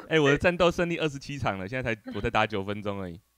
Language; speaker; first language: Chinese; native; Chinese